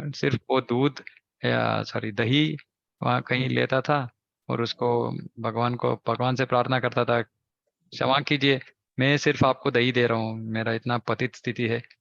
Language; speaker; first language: Hindi; non-native, local second language; Kannada